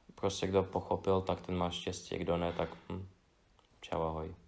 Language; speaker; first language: Czech; non-native, fluent; Russian